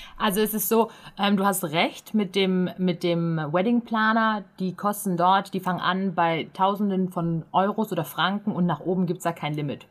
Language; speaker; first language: German; native; German